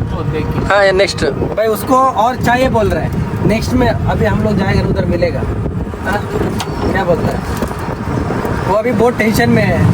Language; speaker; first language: Hindi; non-native, local second language; Kannada